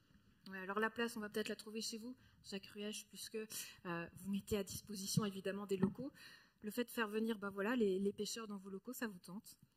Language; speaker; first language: French; native; French